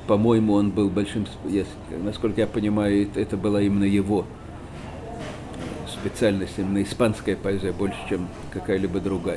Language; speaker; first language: Russian; native; Russian